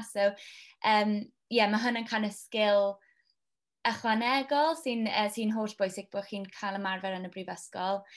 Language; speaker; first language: Welsh; non-native, local second language; English